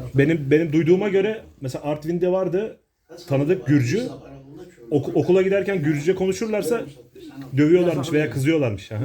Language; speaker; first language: Turkish; native; Turkish